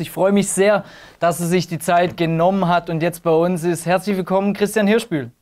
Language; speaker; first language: German; native; German